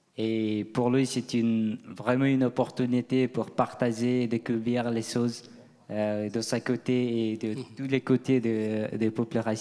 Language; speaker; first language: French; non-native, fluent; Nepali